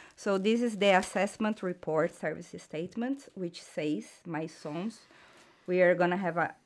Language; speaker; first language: English; non-native, fluent; Portuguese